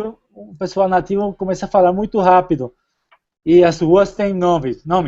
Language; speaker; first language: Portuguese; non-native, fluent; Spanish